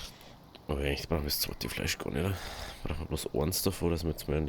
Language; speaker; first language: German; native; German